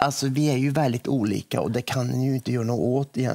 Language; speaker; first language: Swedish; native; Swedish